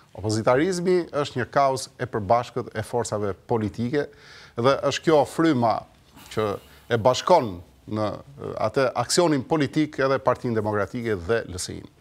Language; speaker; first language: Albanian; native; Albanian